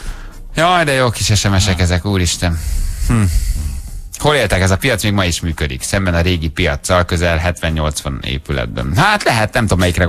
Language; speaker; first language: Hungarian; native; Hungarian